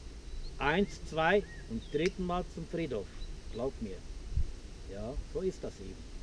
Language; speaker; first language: German; non-native, fluent; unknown